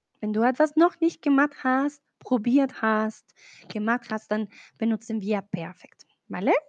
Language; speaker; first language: German; non-native, learner; Spanish